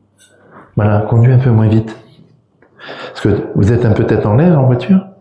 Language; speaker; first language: French; native; French